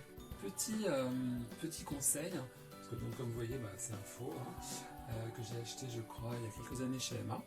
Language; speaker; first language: French; native; French